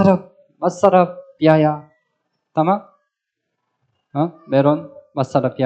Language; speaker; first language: Filipino; non-native, learner; Korean